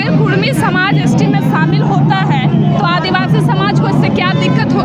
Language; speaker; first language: Hindi; native; Hindi